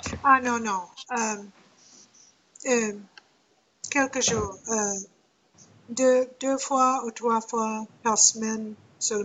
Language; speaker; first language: French; non-native, learner; English